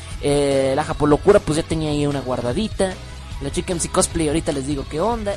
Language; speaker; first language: Spanish; native; Spanish